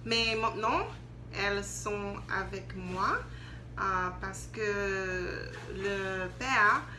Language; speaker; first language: French; non-native, learner; English